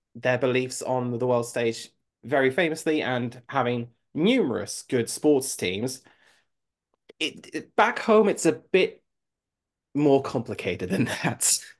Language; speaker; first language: English; native; English